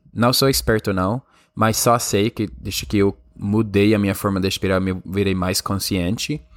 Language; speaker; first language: Portuguese; non-native, fluent; Spanish